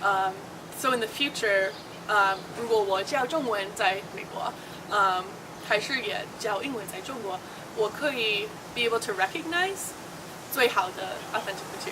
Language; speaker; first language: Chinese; non-native, learner; English